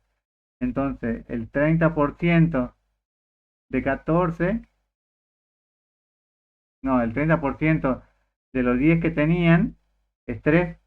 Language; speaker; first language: Spanish; native; Spanish